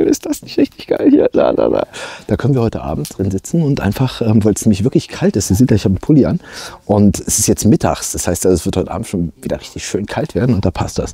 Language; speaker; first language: German; native; German